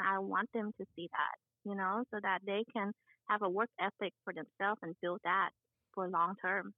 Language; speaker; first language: English; early bilingual, other home language; Vietnamese